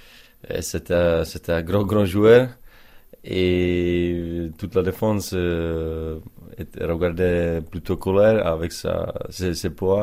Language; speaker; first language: French; non-native, learner; Czech